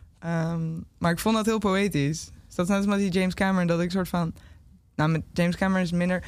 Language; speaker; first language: Dutch; native; Dutch